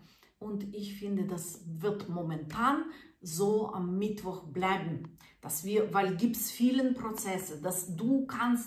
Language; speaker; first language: German; non-native, fluent; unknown